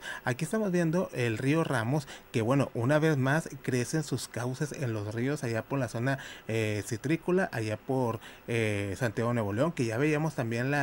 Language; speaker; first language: Spanish; native; Spanish